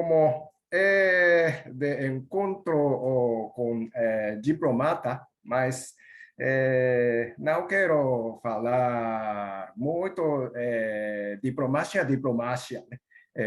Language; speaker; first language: Portuguese; non-native, learner; Japanese